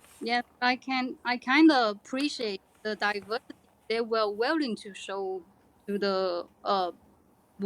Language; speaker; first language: English; non-native, learner; Chinese